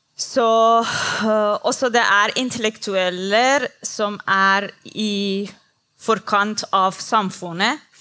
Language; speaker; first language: Norwegian; non-native, learner; Persian